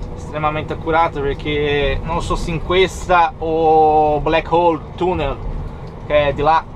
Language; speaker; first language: Italian; non-native, fluent; Portuguese